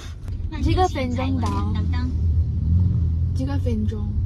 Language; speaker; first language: Chinese; non-native, learner; Filipino